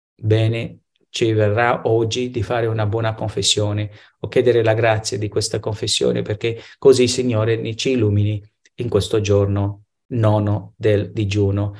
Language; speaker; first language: Italian; non-native, fluent; Spanish